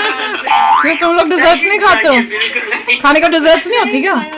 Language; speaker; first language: Hindi; native; Hindi